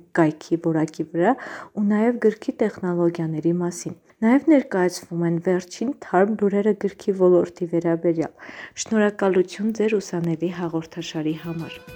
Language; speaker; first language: Armenian; native; Armenian